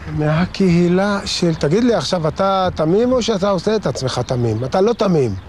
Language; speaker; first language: Hebrew; non-native, local second language; Arabic